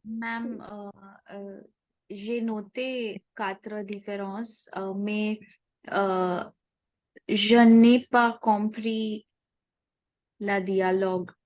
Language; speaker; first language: French; non-native, learner; Hindi